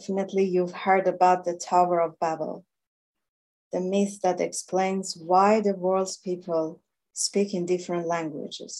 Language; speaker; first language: English; non-native, fluent; Persian